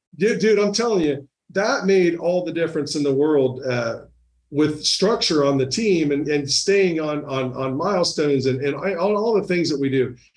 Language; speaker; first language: English; native; English